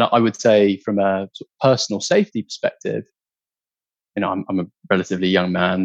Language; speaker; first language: English; native; English